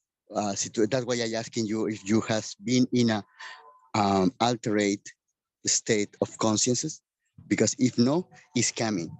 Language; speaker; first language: English; non-native, learner; Spanish